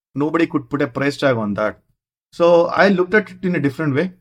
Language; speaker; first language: English; non-native, local second language; Kannada